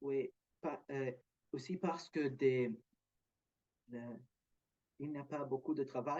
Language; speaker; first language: French; non-native, learner; Arabic